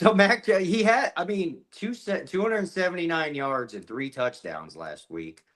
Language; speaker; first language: English; native; English